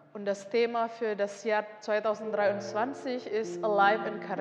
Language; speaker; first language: German; non-native, learner; Indonesian